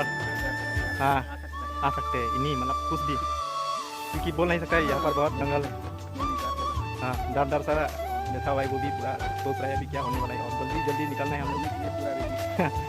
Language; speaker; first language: Hindi; non-native, local second language; Karbi